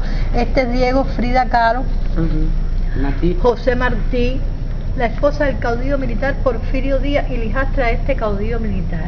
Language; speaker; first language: Spanish; native; Spanish